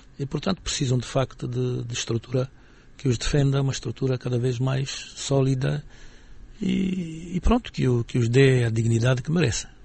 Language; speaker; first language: Portuguese; native; Portuguese